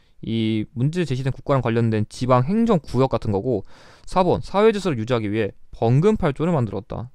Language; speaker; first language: Korean; native; Korean